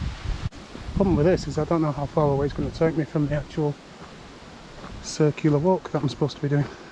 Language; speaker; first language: English; native; English